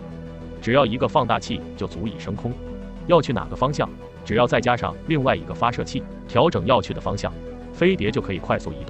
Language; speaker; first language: Chinese; native; Chinese